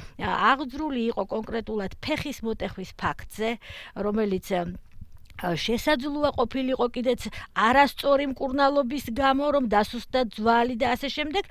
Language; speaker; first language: Georgian; native; Georgian